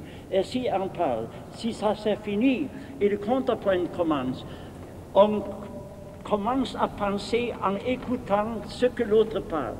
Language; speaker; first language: French; non-native, fluent; German